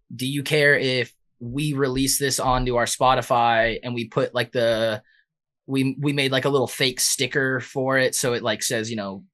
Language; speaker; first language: English; native; English